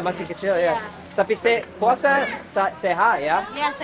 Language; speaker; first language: Indonesian; non-native, learner; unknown